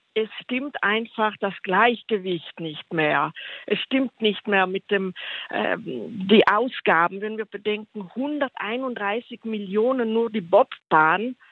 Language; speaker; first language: German; non-native, local second language; Ladin